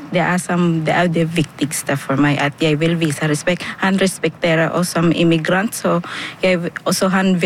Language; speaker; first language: Norwegian; non-native, fluent; Filipino